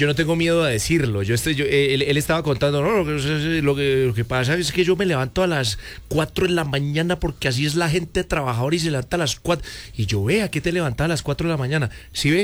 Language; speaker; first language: Spanish; native; Spanish